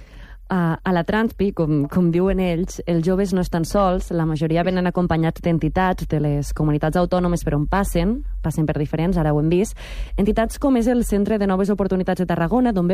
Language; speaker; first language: Catalan; native; Catalan